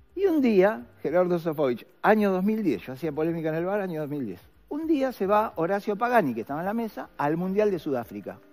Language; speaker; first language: Spanish; native; Spanish